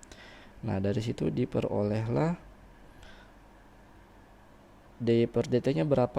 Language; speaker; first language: Indonesian; native; Indonesian